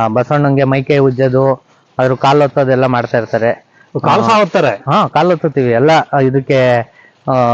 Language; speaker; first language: Kannada; native; Kannada